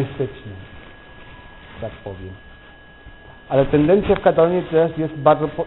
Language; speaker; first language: Polish; non-native, fluent; Catalan